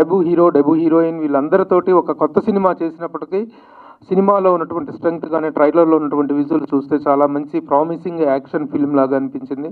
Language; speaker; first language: Telugu; native; Telugu